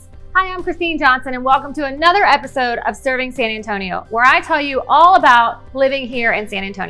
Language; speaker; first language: English; native; English